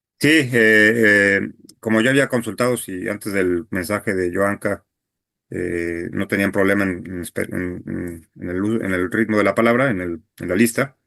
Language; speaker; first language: Spanish; native; Spanish